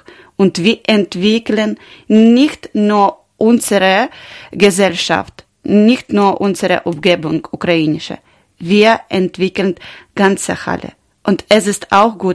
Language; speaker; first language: German; non-native, learner; Ukrainian